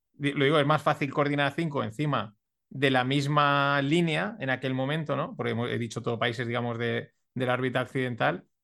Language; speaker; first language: Spanish; native; Spanish